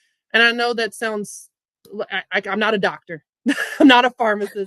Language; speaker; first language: English; native; English